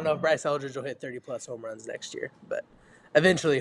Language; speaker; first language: English; native; English